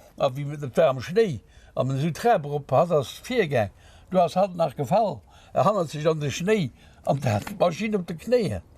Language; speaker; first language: Luxembourgish; native; Luxembourgish